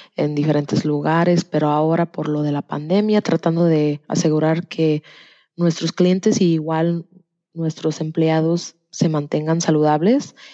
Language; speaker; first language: Spanish; early bilingual, heritage; Spanish